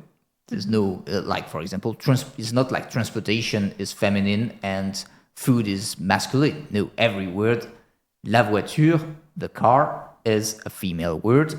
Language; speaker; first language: English; non-native, fluent; French